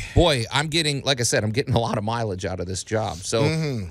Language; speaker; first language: English; native; English